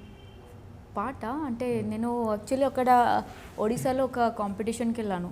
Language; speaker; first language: Telugu; non-native, learner; Odia